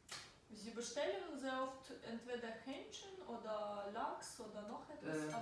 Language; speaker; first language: German; non-native, fluent; Russian